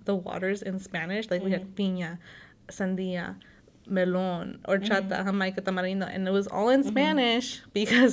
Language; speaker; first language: English; native; English